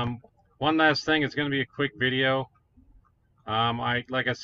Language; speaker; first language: English; native; English